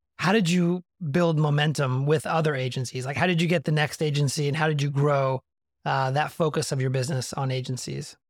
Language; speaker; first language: English; native; English